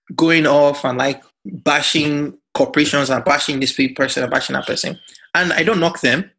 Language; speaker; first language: English; non-native, local second language; Yoruba